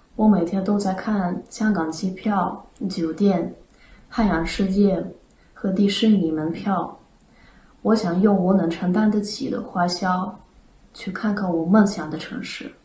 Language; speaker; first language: Chinese; non-native, fluent; Ukrainian